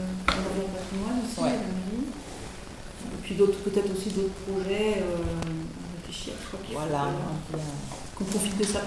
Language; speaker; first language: French; native; French